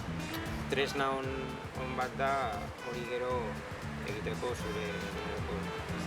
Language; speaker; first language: Basque; non-native, learner; Spanish